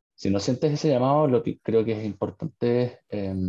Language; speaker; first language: Spanish; native; Spanish